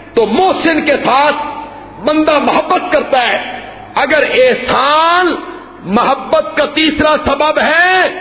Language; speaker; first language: Urdu; non-native, local second language; Punjabi